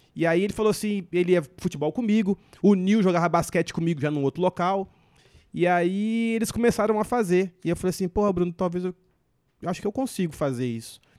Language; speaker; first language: Portuguese; native; Portuguese